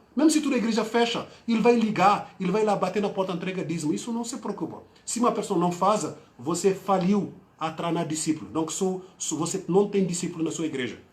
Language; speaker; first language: Portuguese; non-native, fluent; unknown